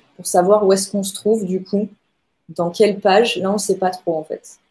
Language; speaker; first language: French; native; French